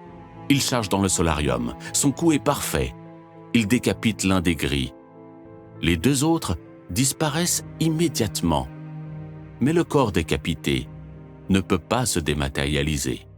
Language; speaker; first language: French; native; French